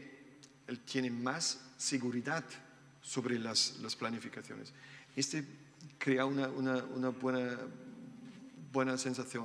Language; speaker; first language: Spanish; non-native, learner; German